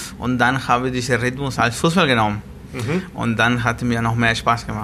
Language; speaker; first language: German; non-native, learner; Spanish